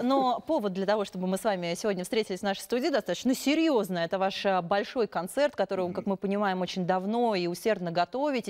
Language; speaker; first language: Russian; native; Russian